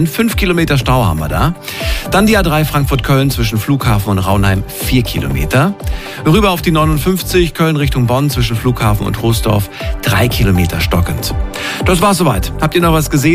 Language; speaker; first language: German; native; German